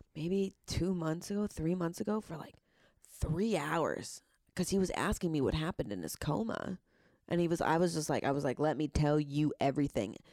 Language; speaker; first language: English; native; English